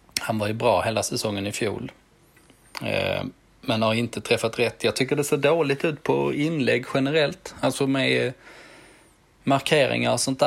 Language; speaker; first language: Swedish; native; Swedish